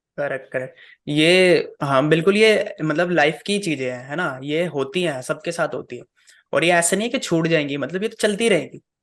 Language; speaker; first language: Hindi; native; Hindi